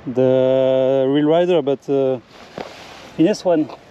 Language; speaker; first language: English; non-native, learner; French